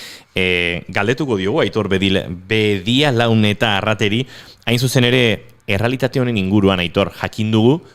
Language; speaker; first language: Basque; native; Basque